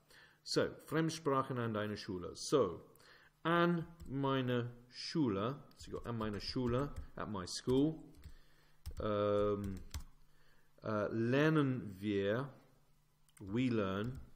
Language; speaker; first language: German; non-native, fluent; English